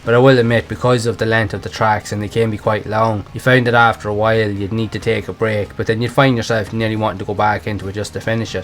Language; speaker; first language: English; native; English